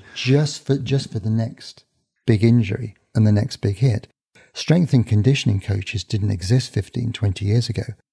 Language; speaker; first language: English; native; English